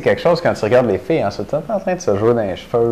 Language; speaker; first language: French; native; French